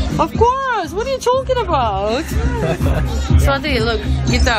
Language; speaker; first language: English; non-native, fluent; Russian